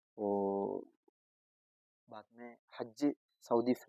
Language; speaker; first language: Hindi; non-native, local second language; Malayalam